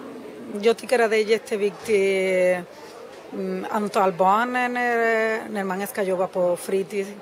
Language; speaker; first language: Swedish; non-native, fluent; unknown